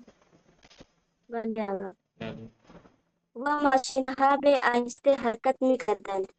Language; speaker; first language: Persian; non-native, learner; Urdu